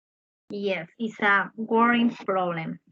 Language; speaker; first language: English; non-native, fluent; Spanish